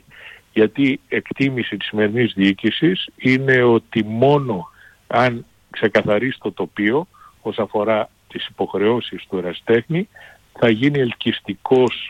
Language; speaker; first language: Greek; native; Greek